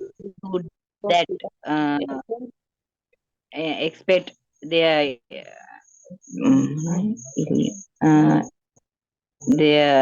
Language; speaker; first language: English; non-native, learner; Sinhala